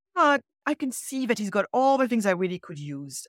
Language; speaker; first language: English; early bilingual, other home language; Wolof